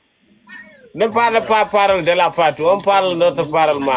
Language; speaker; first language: French; non-native, local second language; Bambara